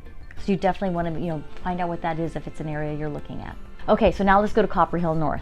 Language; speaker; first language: English; native; English